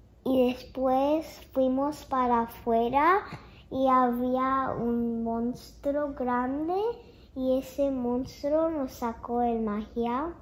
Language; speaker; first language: Spanish; early bilingual, heritage; Japanese